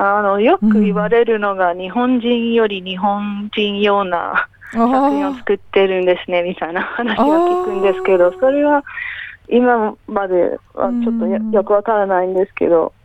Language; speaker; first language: Japanese; non-native, fluent; English